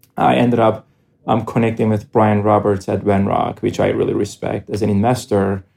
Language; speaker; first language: English; non-native, fluent; Greek